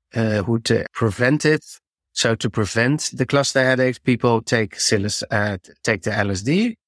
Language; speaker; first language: English; non-native, fluent; Dutch